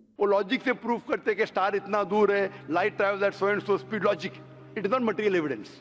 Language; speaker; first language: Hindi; non-native, local second language; Konkani